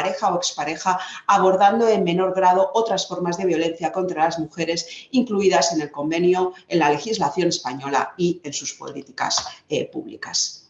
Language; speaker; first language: Spanish; native; Spanish